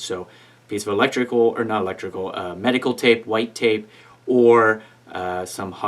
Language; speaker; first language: English; native; English